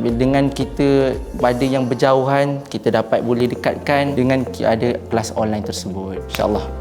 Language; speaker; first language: Malay; native; Malay